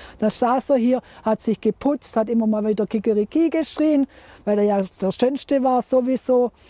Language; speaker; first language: German; native; German